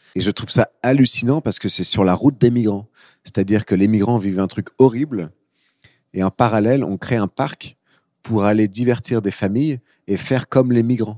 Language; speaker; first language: French; native; French